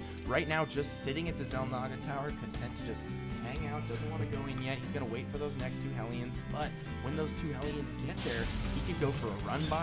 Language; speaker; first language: English; native; English